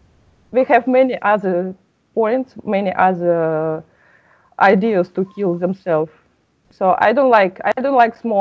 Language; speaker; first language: English; non-native, learner; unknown